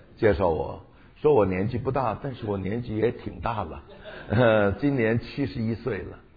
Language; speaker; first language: Chinese; native; Chinese